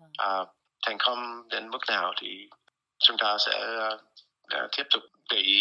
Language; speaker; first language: Vietnamese; non-native, fluent; English